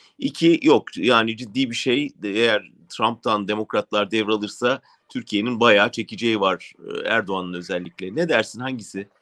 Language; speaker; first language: Turkish; native; Turkish